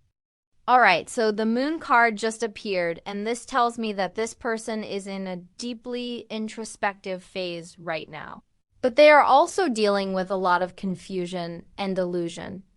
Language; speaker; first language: English; native; English